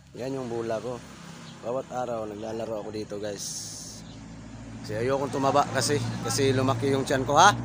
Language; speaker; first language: Filipino; non-native, local second language; Cebuano